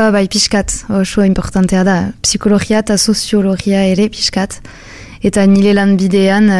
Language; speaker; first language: Basque; non-native, local second language; French